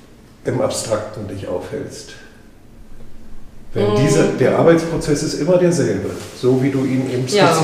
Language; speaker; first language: German; native; German